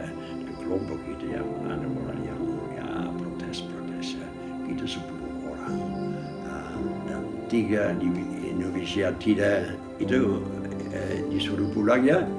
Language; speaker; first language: Indonesian; non-native, fluent; Dutch